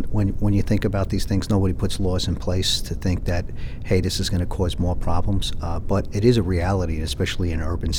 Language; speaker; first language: English; native; English